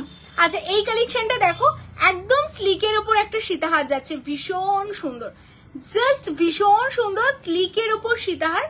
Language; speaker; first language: Bangla; native; Bangla